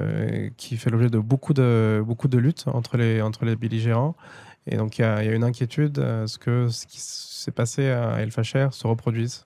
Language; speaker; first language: French; early bilingual, other home language; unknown